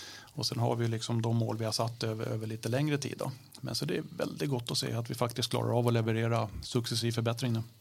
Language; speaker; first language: Swedish; native; Swedish